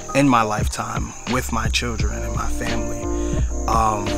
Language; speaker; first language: English; native; English